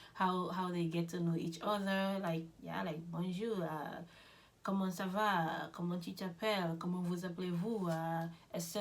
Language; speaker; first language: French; non-native, learner; English